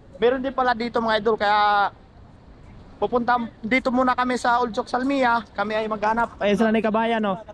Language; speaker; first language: Filipino; native; Filipino